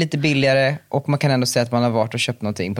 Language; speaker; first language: Swedish; native; Swedish